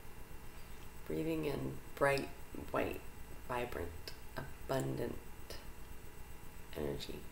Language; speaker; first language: English; native; English